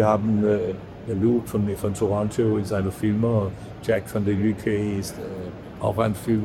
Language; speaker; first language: German; non-native, learner; Danish